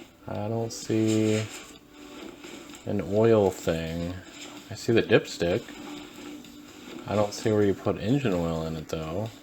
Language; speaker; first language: English; native; English